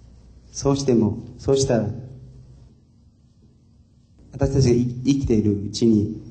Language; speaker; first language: Japanese; non-native, fluent; Chinese